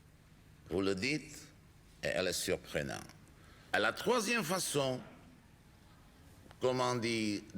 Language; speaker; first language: French; non-native, fluent; Czech